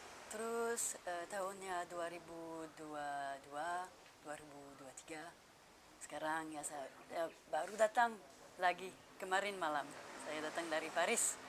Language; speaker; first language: Indonesian; non-native, fluent; French